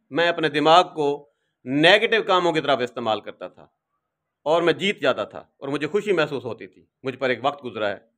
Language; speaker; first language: Urdu; non-native, local second language; Saraiki